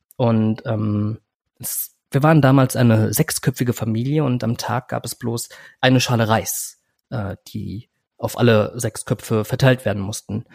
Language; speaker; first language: German; native; German